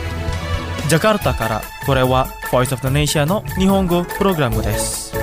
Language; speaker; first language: Japanese; non-native, fluent; Indonesian